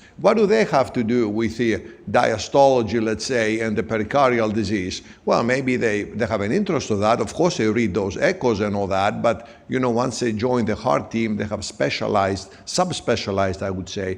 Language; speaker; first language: English; non-native, fluent; Greek